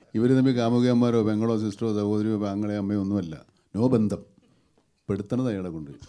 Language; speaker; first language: Malayalam; native; Malayalam